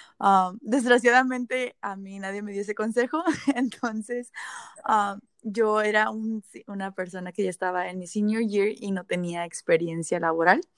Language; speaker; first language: Spanish; native; Spanish